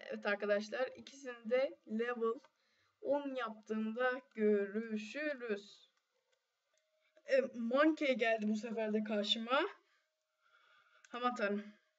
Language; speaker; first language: Turkish; native; Turkish